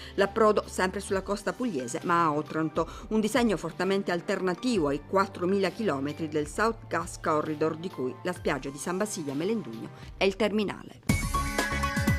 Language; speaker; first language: Italian; native; Italian